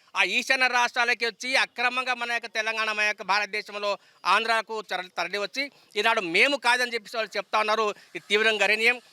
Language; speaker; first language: Telugu; native; Telugu